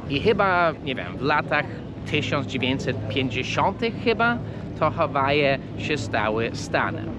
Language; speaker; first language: Polish; non-native, fluent; English